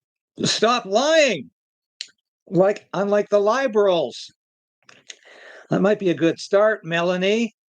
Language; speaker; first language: English; native; English